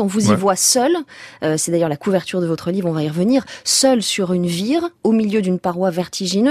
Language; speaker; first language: French; native; French